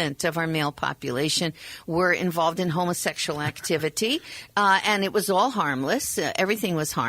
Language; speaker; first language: English; native; English